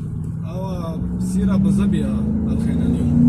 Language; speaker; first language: Arabic; non-native, learner; Hindi